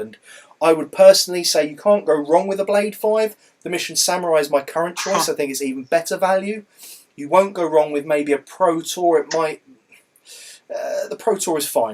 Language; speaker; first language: English; native; English